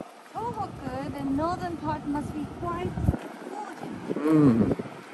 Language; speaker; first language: English; non-native, fluent; Japanese